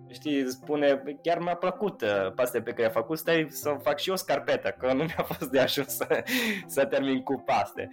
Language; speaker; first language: Romanian; non-native, fluent; Italian